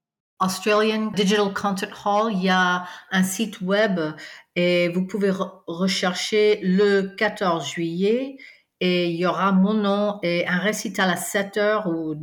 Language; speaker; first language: French; non-native, fluent; English